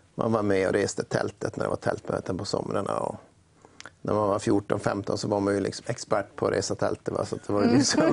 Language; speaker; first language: Swedish; native; Swedish